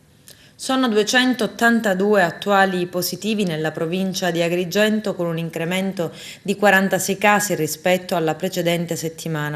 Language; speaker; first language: Italian; native; Italian